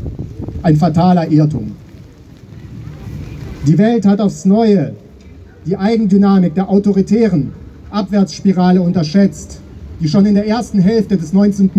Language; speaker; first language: German; native; German